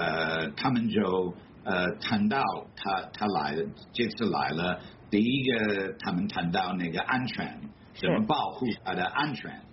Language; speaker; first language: Chinese; non-native, fluent; English